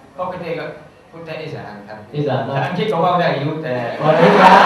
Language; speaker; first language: Thai; non-native, fluent; English